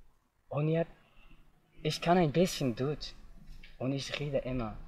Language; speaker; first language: German; non-native, learner; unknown